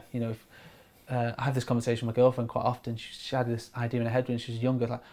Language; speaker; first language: English; native; English